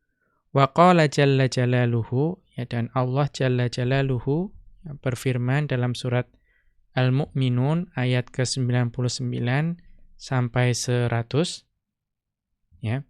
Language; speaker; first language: Indonesian; native; Indonesian